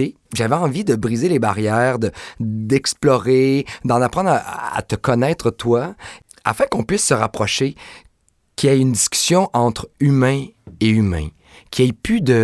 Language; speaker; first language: French; native; French